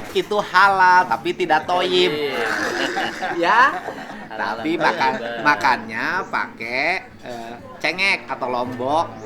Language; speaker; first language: Indonesian; non-native, local second language; Sundanese